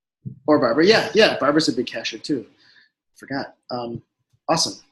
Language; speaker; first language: English; native; English